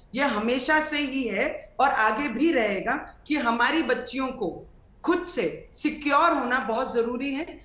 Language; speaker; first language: Hindi; non-native, local second language; Marathi